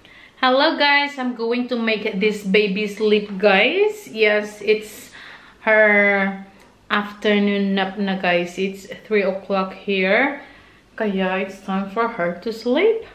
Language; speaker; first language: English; non-native, local second language; Filipino